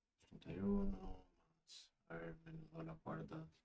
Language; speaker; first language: Spanish; native; Spanish